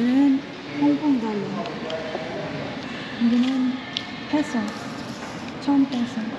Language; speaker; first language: Korean; non-native, learner; Cebuano